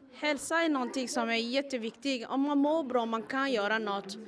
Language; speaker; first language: Swedish; non-native, fluent; Somali